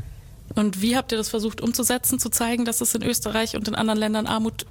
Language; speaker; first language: German; native; German